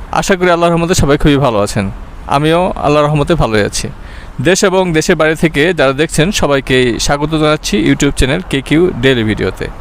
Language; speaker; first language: Bangla; native; Bangla